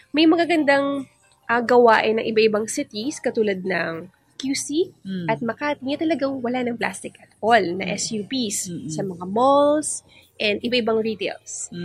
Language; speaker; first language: Filipino; native; Filipino